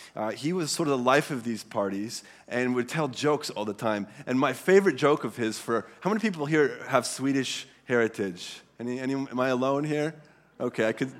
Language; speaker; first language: English; early bilingual, other home language; Swedish